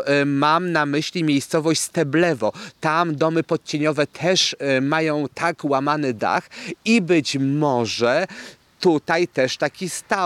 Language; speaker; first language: Polish; native; Polish